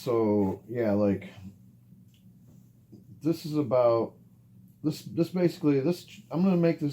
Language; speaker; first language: English; native; English